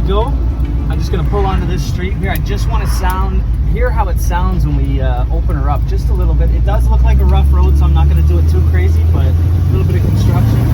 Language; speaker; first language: English; native; English